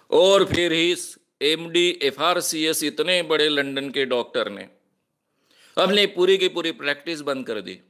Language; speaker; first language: Hindi; non-native, local second language; Marathi